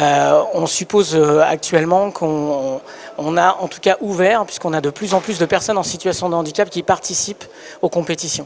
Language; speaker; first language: French; native; French